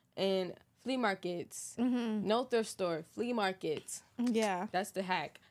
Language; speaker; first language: English; native; English